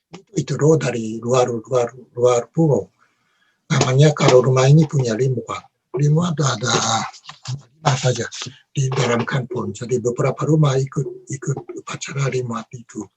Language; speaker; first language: Indonesian; non-native, learner; Japanese